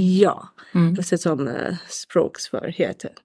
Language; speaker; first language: Swedish; non-native, learner; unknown